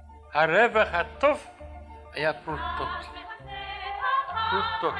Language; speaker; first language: Hebrew; non-native, fluent; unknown